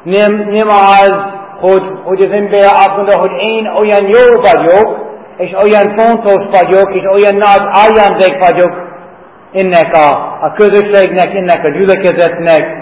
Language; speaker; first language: Hungarian; non-native, learner; English